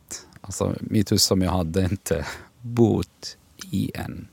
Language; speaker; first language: Swedish; non-native, learner; Arabic